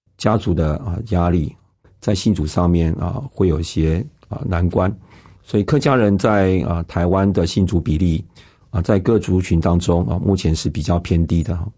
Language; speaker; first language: Chinese; non-native, local second language; Hakka Chinese